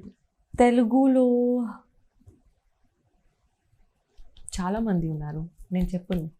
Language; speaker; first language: Telugu; non-native, learner; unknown